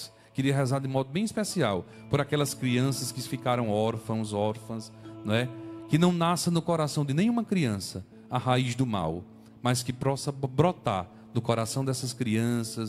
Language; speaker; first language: Portuguese; native; Portuguese